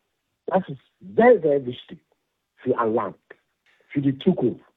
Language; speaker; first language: German; non-native, fluent; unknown